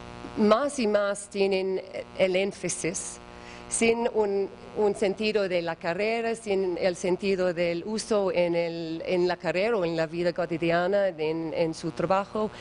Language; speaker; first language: Spanish; non-native, learner; English